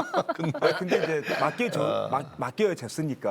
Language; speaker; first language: Korean; native; Korean